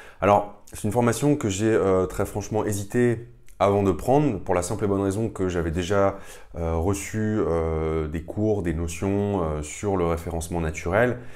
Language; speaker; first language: French; native; French